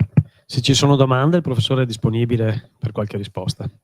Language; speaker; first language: Italian; native; Italian